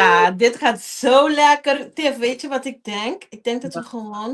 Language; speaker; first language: Dutch; non-native, local second language; Papiamento